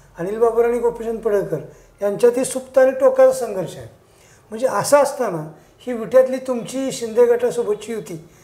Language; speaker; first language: Marathi; native; Marathi